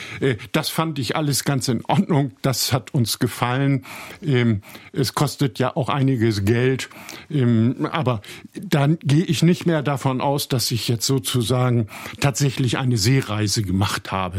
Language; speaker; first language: German; native; German